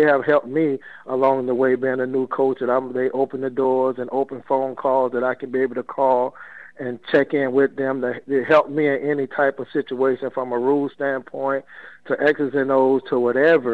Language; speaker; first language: English; native; English